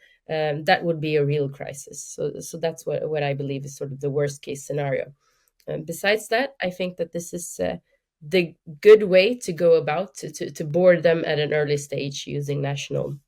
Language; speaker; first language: English; non-native, fluent; Swedish